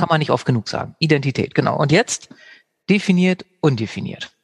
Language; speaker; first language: German; native; German